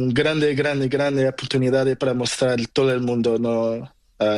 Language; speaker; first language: Spanish; non-native, learner; Portuguese